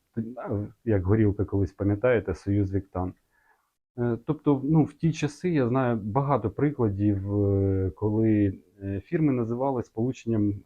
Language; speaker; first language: Ukrainian; non-native, local second language; Russian